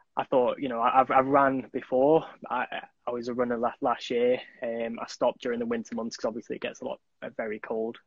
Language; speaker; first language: English; native; English